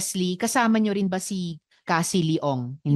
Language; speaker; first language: Filipino; native; Filipino